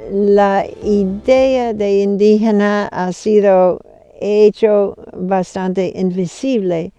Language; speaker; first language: Spanish; non-native, fluent; English